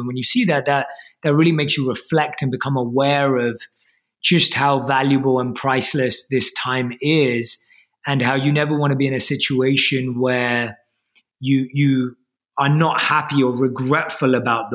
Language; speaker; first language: English; native; English